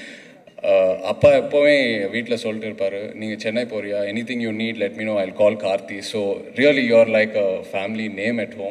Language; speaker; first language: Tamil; non-native, local second language; Telugu